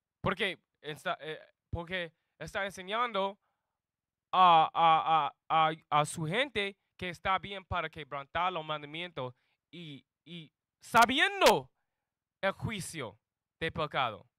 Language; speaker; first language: Spanish; non-native, learner; English